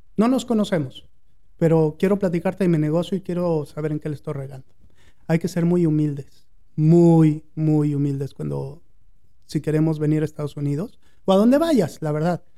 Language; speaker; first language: Spanish; native; Spanish